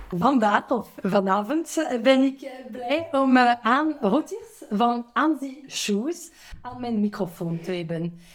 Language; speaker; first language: Dutch; non-native, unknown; French